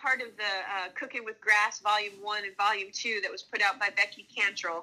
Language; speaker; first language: English; native; English